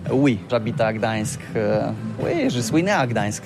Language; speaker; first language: French; non-native, learner; Polish